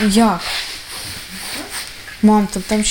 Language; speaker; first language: Swedish; non-native, learner; Russian